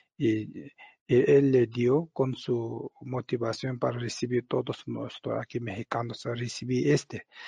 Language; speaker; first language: Spanish; non-native, learner; Tibetan